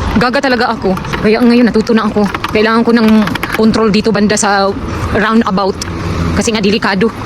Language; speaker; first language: Filipino; non-native, local second language; Cebuano